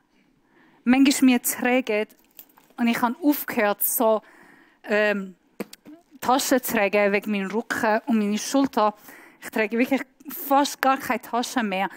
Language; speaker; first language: German; non-native, fluent; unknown